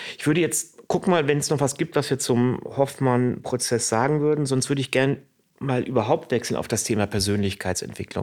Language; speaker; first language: German; native; German